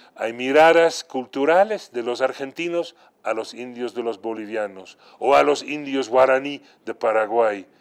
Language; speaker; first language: Spanish; non-native, fluent; Dutch